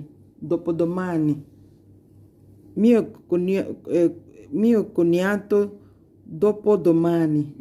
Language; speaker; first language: Italian; non-native, learner; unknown